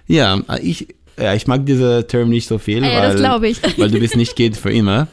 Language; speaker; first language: German; non-native, learner; Hebrew